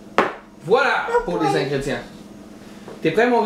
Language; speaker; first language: French; native; French